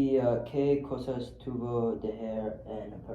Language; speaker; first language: Spanish; non-native, learner; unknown